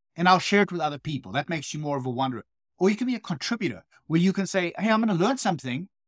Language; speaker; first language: English; native; English